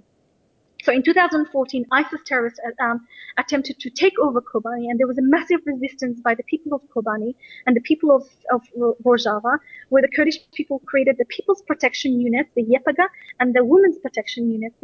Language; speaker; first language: English; native; English